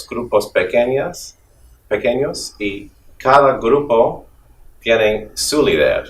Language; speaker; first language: Spanish; non-native, fluent; English